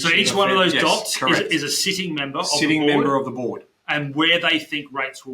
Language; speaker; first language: English; native; English